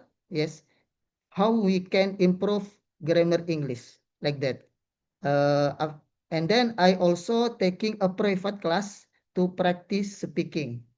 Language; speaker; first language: English; non-native, learner; Indonesian